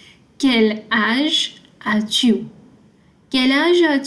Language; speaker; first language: French; non-native, fluent; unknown